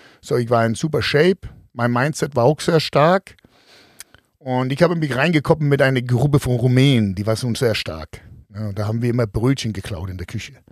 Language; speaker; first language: German; non-native, fluent; Danish